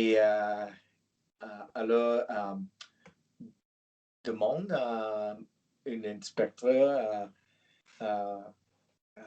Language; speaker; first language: French; non-native, learner; English